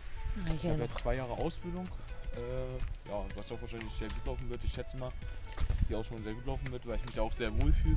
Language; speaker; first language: German; native; German